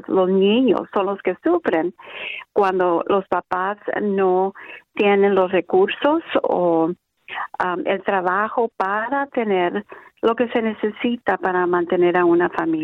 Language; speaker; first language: Spanish; early bilingual, other home language; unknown